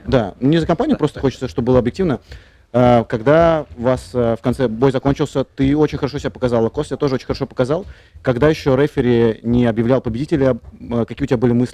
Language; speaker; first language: Russian; native; Russian